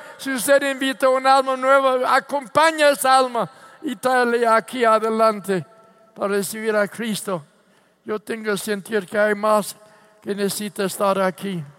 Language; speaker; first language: Spanish; non-native, fluent; English